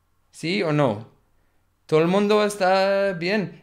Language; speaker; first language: Spanish; non-native, learner; English